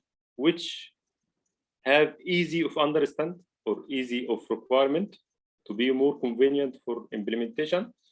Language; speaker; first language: English; non-native, learner; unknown